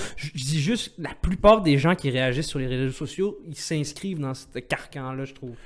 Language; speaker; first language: French; non-native, local second language; Arabic